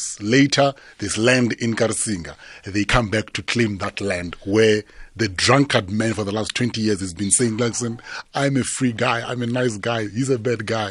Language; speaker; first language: English; non-native, local second language; Tsonga